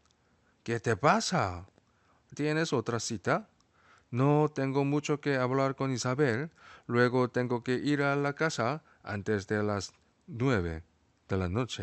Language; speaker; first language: Spanish; non-native, fluent; Korean